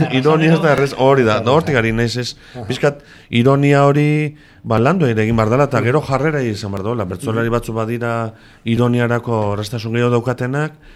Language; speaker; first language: Basque; native; Basque